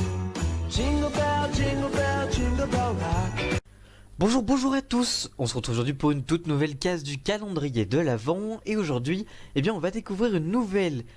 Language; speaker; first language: French; native; French